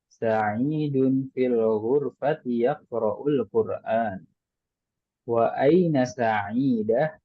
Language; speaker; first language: Arabic; non-native, fluent; Indonesian